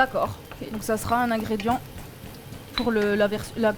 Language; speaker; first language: French; native; French